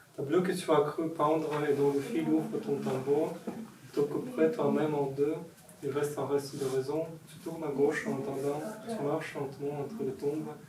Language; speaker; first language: French; non-native, learner; Russian